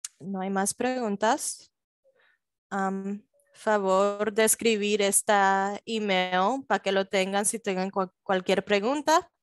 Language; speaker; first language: Spanish; early bilingual, heritage; Spanish